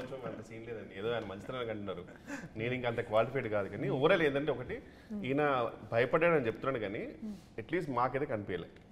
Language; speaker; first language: Telugu; native; Telugu